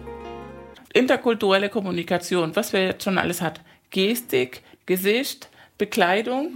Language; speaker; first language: German; non-native, fluent; Spanish